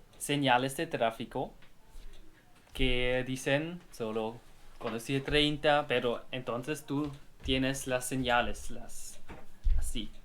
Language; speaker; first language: Spanish; non-native, learner; German